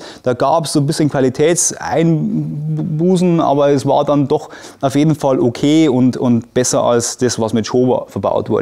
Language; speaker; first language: German; native; German